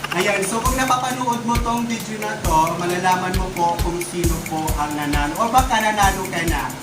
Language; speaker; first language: Filipino; non-native, local second language; Waray